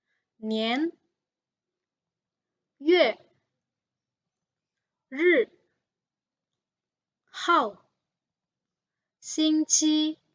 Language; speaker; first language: Chinese; non-native, fluent; Indonesian